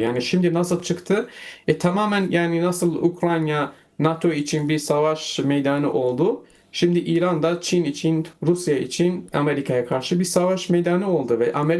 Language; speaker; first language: Turkish; non-native, fluent; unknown